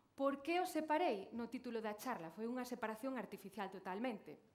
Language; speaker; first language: Galician; native; Galician